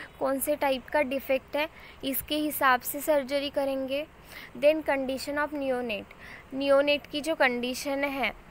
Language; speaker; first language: Hindi; non-native, local second language; Marathi